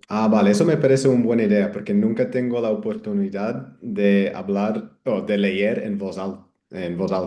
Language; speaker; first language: Spanish; non-native, fluent; English